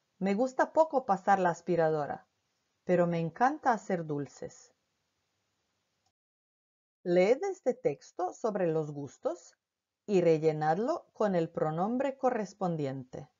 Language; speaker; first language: Spanish; non-native, fluent; Croatian